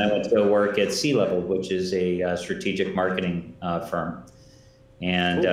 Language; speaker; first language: English; native; English